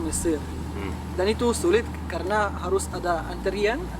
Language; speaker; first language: Indonesian; non-native, fluent; Arabic